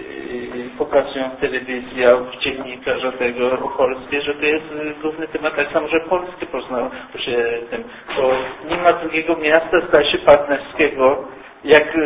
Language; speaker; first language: Polish; early bilingual, heritage; Polish